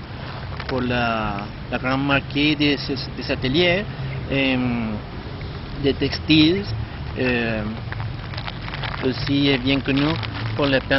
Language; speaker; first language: French; non-native, learner; Spanish